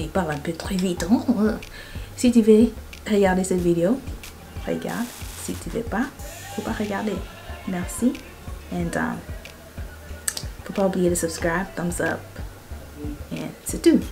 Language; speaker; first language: French; early bilingual, heritage; French